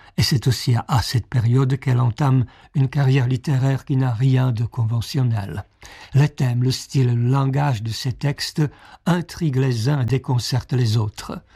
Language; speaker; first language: French; non-native, fluent; Czech